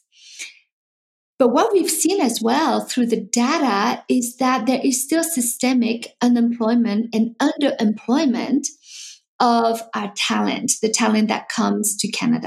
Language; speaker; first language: English; non-native, fluent; French